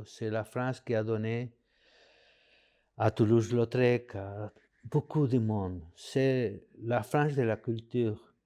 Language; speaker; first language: French; non-native, fluent; Spanish